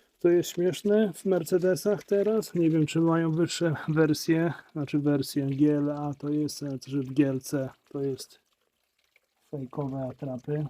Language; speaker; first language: Polish; native; Polish